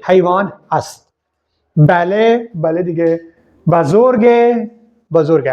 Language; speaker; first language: Persian; non-native, fluent; Urdu